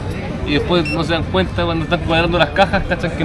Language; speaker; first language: Spanish; native; Spanish